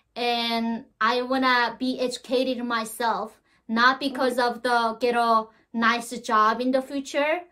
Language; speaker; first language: English; non-native, learner; Korean